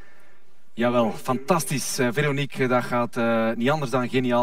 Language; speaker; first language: Dutch; native; Dutch